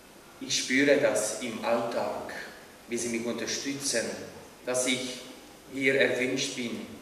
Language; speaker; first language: German; non-native, fluent; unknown